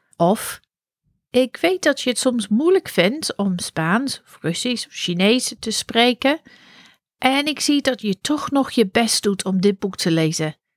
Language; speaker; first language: Dutch; non-native, fluent; English